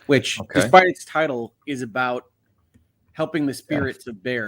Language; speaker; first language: English; native; English